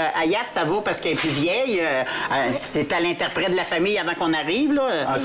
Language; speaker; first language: French; native; French